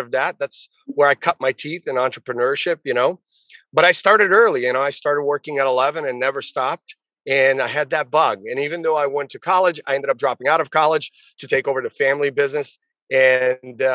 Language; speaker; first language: English; early bilingual, other home language; Portuguese